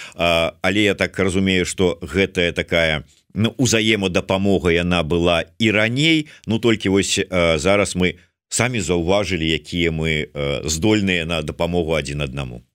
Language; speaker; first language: Belarusian; native; Belarusian